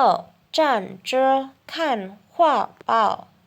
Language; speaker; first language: Chinese; non-native, fluent; Indonesian